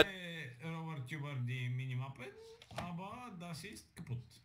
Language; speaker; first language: German; non-native, learner; Bulgarian